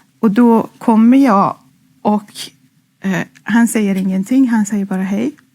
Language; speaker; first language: Swedish; non-native, fluent; Persian